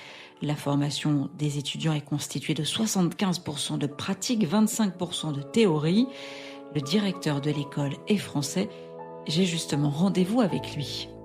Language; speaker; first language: French; native; French